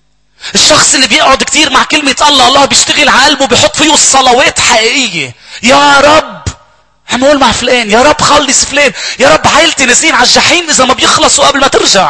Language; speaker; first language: Arabic; native; Arabic